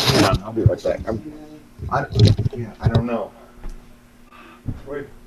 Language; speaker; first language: English; native; English